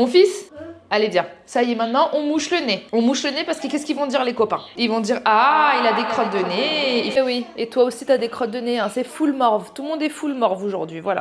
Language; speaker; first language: French; native; French